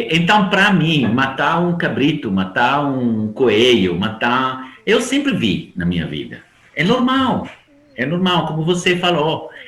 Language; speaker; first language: Portuguese; non-native, fluent; Italian